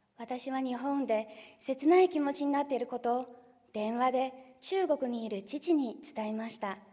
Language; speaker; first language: Japanese; non-native, fluent; Chinese